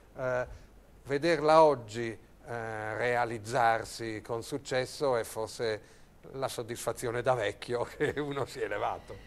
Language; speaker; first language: Italian; early bilingual, other home language; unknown